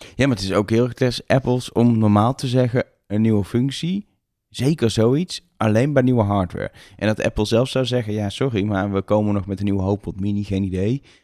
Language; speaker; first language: Dutch; native; Dutch